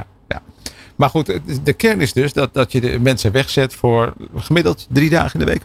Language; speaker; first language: Dutch; native; Dutch